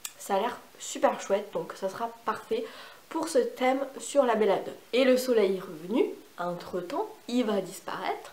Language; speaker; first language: French; native; French